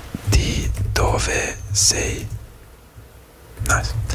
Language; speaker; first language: Italian; non-native, learner; English